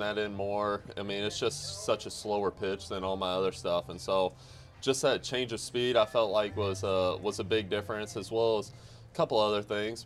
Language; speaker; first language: English; native; English